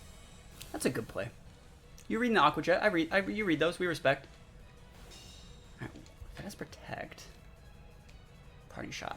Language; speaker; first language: English; native; English